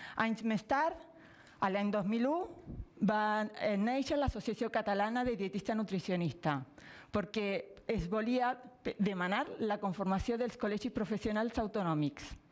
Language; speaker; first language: Catalan; non-native, fluent; Spanish